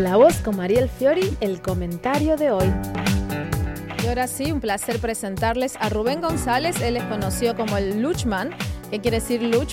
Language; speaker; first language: Spanish; native; Spanish